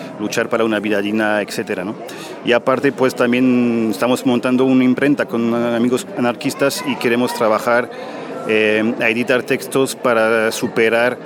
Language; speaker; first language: Spanish; non-native, fluent; French